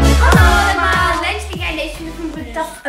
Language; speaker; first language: Dutch; native; Dutch